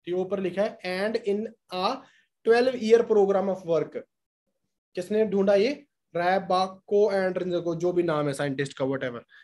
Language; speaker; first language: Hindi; non-native, local second language; Punjabi